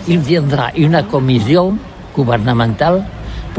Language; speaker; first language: French; non-native, learner; Catalan